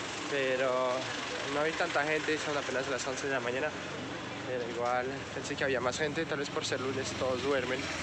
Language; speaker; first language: Spanish; non-native, fluent; French